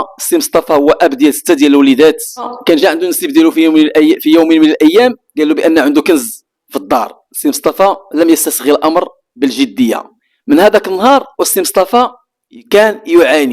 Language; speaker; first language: Arabic; native; Arabic